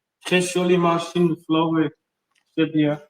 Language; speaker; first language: French; non-native, learner; German